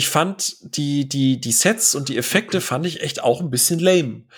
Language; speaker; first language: German; native; German